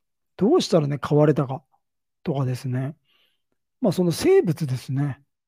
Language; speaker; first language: Japanese; native; Japanese